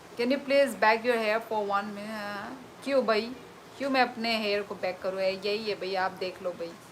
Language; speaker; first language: Hindi; non-native, local second language; Kok Borok